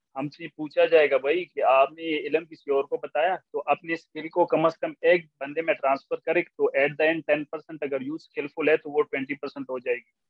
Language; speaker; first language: Urdu; non-native, local second language; Pashto